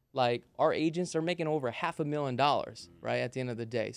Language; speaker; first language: English; native; English